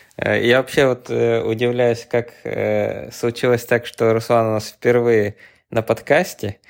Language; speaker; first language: Russian; native; Russian